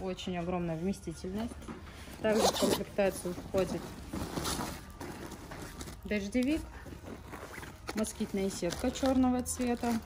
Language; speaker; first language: Russian; native; Russian